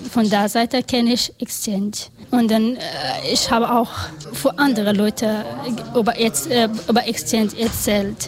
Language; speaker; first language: German; non-native, learner; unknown